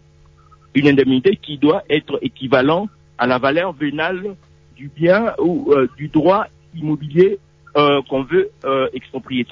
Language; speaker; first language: French; non-native, local second language; Lingala